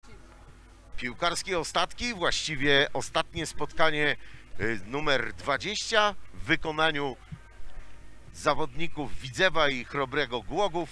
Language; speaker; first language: Polish; native; Polish